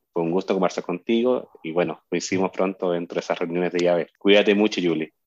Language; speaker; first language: Spanish; native; Spanish